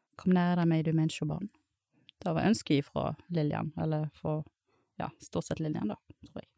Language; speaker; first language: Norwegian; native; Norwegian